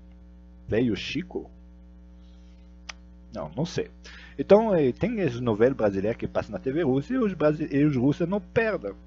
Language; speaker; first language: Portuguese; non-native, fluent; Russian